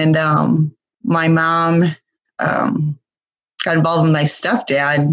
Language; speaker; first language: English; native; English